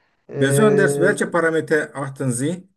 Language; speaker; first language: German; non-native, learner; Turkish